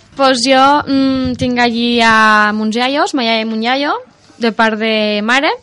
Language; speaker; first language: Catalan; early bilingual, other home language; Romanian